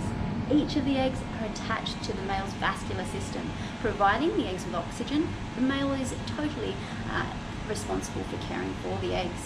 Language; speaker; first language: English; native; English